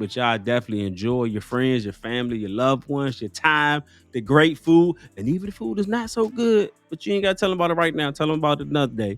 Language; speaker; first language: English; native; English